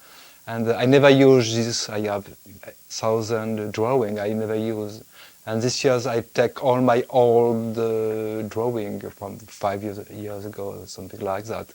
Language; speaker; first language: English; non-native, fluent; French